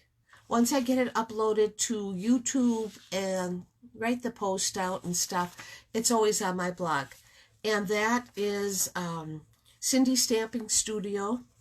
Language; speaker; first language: English; native; English